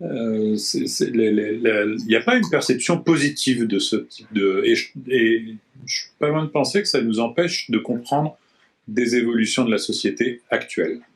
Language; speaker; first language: French; native; French